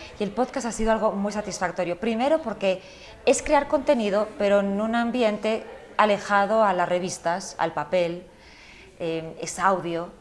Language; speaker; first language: Spanish; early bilingual, heritage; Spanish